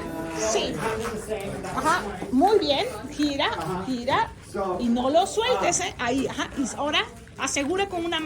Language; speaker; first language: Spanish; non-native, fluent; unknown